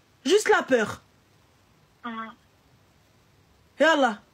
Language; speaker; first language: French; native; French